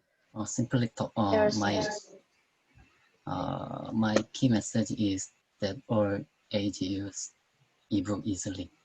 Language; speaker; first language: English; non-native, learner; Korean